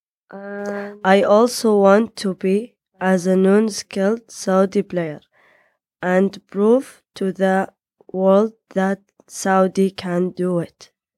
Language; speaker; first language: English; non-native, learner; Arabic